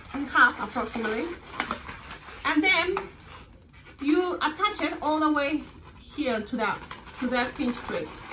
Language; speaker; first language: English; non-native, fluent; Spanish